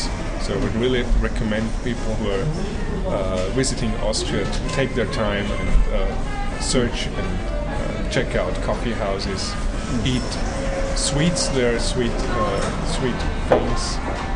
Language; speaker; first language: English; non-native, fluent; German